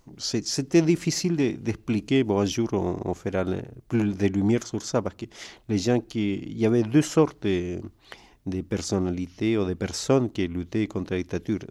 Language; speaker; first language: French; non-native, fluent; Spanish